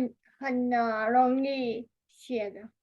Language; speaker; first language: Chinese; non-native, learner; Romanian